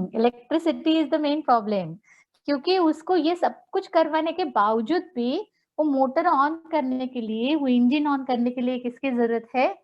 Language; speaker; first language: Hindi; non-native, local second language; Marathi